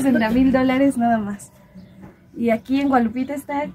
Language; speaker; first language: Spanish; native; Spanish